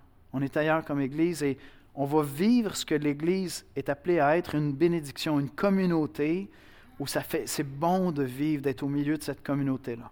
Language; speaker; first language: French; native; French